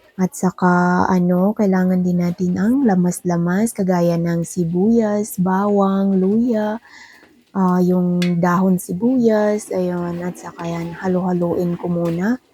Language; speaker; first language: Filipino; non-native, local second language; Maguindanaon